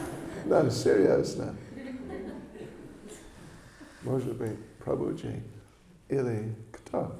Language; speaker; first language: Russian; non-native, learner; English